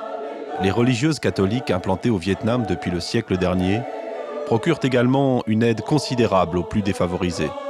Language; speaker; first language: French; native; French